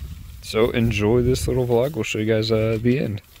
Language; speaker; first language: English; native; English